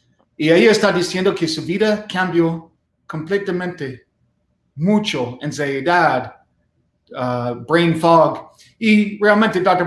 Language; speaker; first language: Spanish; non-native, fluent; English